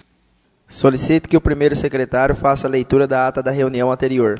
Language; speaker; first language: Portuguese; native; Portuguese